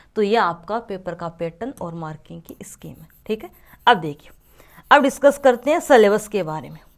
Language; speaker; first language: Hindi; native; Hindi